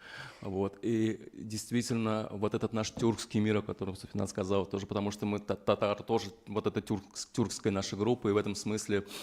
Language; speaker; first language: Russian; native; Russian